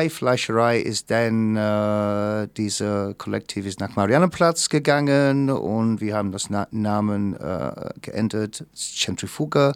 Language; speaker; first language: German; non-native, fluent; English